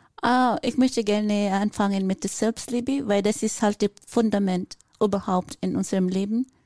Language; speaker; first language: German; non-native, fluent; Filipino